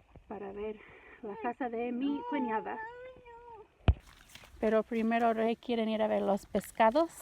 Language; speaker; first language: Spanish; non-native, learner; English